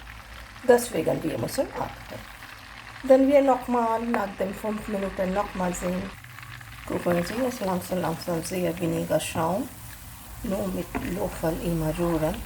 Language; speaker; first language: German; non-native, learner; Hindi